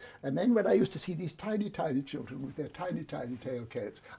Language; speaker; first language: English; native; English